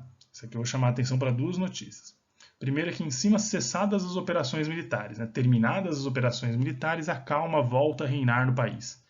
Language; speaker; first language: Portuguese; native; Portuguese